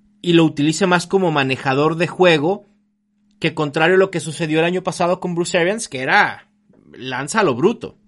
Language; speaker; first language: Spanish; native; Spanish